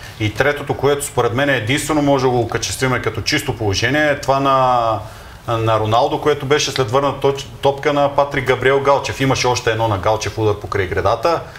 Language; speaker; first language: Bulgarian; native; Bulgarian